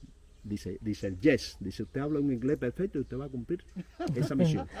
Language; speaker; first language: Spanish; native; Spanish